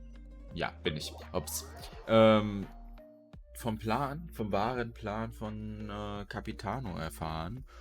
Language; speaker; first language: German; native; German